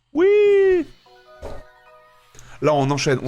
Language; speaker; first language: French; native; French